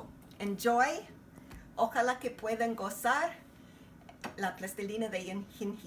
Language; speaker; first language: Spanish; non-native, learner; English